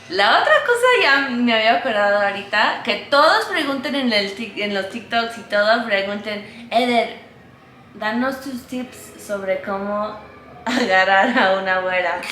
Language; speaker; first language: Spanish; non-native, fluent; English